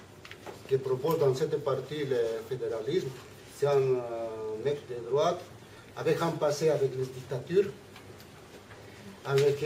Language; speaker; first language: French; non-native, learner; Spanish